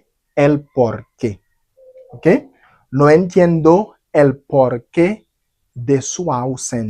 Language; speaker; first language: Spanish; non-native, fluent; Haitian Creole